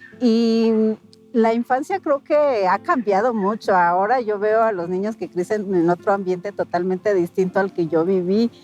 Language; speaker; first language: Spanish; non-native, local second language; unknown